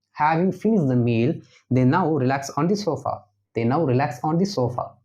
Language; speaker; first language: English; non-native, local second language; Tamil